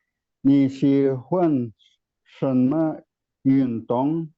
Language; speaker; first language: Chinese; non-native, learner; Indonesian